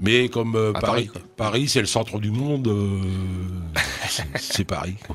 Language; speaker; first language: French; native; French